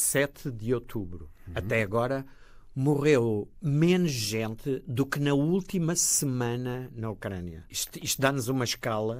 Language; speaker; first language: Portuguese; native; Portuguese